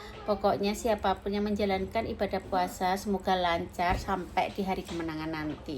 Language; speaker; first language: Indonesian; native; Indonesian